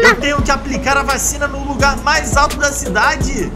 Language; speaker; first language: Portuguese; native; Portuguese